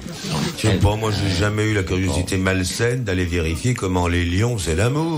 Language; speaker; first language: French; native; French